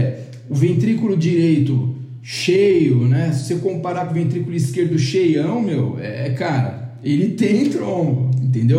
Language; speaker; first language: Portuguese; native; Portuguese